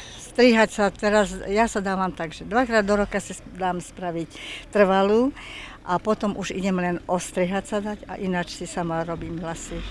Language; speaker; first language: Slovak; native; Slovak